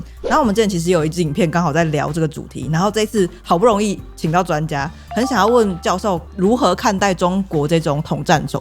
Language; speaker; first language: Chinese; native; Chinese